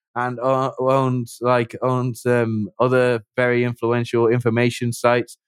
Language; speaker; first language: English; native; English